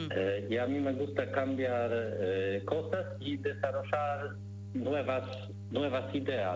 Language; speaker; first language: Spanish; non-native, learner; Polish